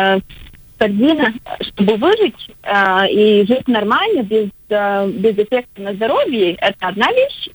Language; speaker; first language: Russian; non-native, local second language; Latvian